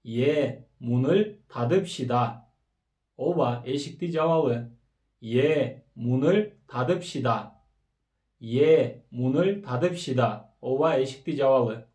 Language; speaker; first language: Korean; non-native, fluent; Kyrgyz